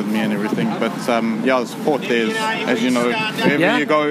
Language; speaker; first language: English; native; English